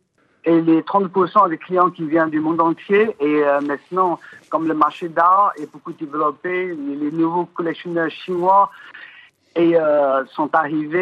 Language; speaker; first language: French; non-native, fluent; Chinese